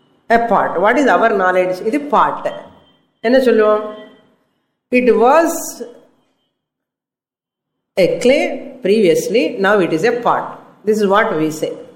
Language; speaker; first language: English; non-native, local second language; Tamil